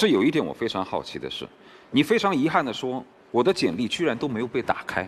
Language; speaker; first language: Chinese; native; Chinese